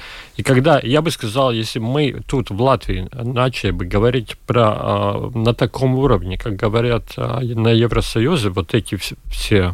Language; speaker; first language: Russian; non-native, local second language; Latvian